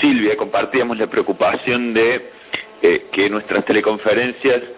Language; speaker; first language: Spanish; native; Spanish